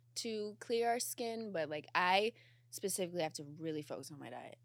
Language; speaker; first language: English; native; English